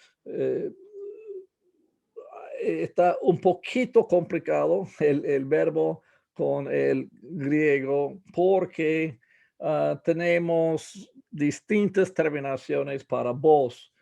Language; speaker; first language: Spanish; non-native, fluent; English